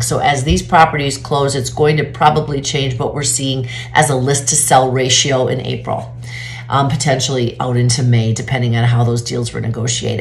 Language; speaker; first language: English; native; English